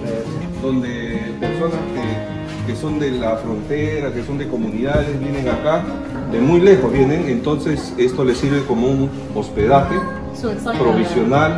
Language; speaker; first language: Spanish; native; Spanish